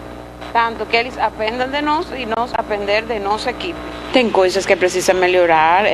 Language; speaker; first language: Portuguese; non-native, fluent; Spanish